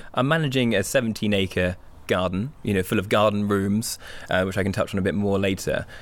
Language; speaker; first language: English; native; English